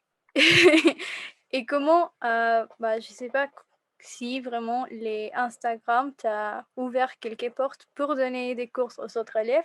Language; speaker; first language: French; non-native, fluent; Spanish